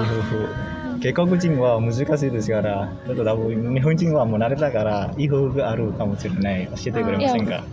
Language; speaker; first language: Japanese; non-native, learner; Indonesian